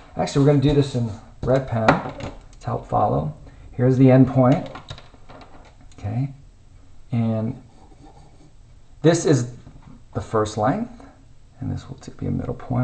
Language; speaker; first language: English; native; English